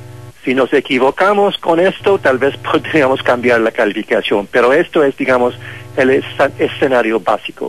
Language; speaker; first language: Spanish; non-native, fluent; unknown